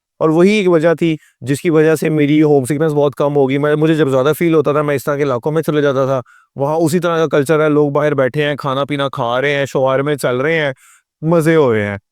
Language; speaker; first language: Urdu; non-native, local second language; Punjabi